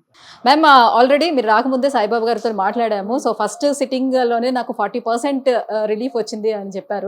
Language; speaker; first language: Telugu; native; Telugu